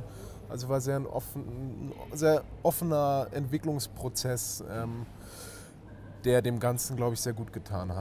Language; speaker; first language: German; native; German